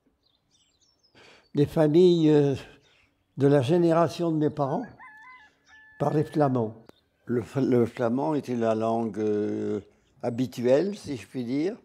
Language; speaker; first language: French; non-native, local second language; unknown